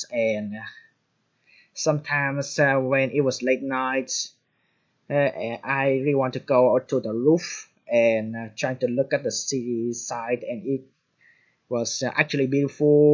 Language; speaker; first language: English; non-native, fluent; Vietnamese